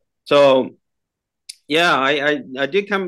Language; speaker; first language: English; non-native, fluent; Chinese